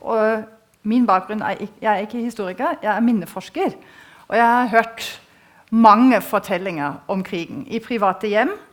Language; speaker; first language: Norwegian; non-native, fluent; German